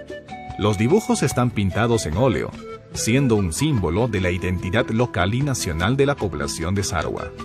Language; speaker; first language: Spanish; native; Spanish